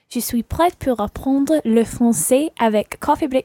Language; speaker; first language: French; non-native, learner; English